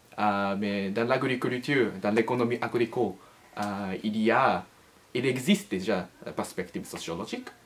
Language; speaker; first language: French; non-native, learner; Japanese